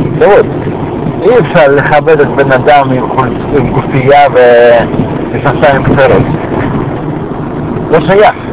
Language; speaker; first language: Hebrew; non-native, fluent; Russian